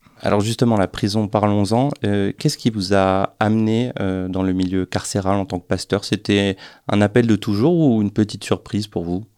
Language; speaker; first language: French; native; French